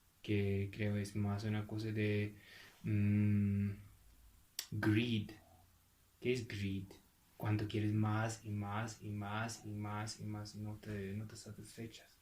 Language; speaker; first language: Spanish; non-native, fluent; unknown